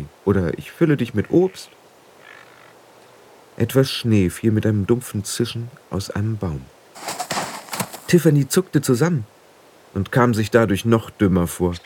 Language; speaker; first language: German; native; German